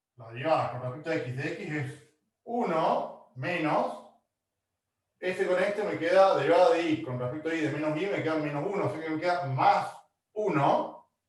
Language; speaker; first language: Spanish; native; Spanish